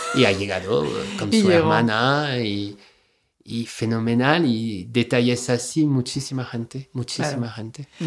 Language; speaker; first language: Spanish; non-native, fluent; French